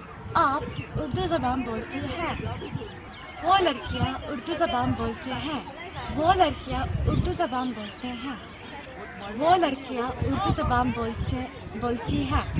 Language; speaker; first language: Hindi; non-native, learner; Arabic